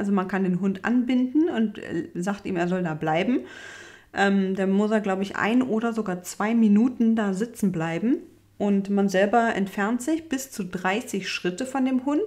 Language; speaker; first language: German; native; German